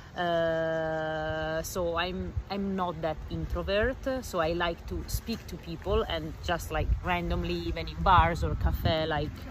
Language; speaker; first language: English; non-native, fluent; Italian